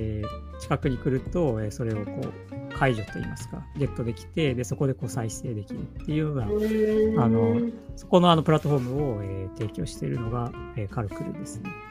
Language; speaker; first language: Japanese; native; Japanese